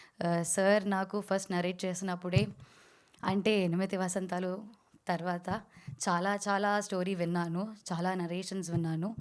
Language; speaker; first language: Telugu; non-native, learner; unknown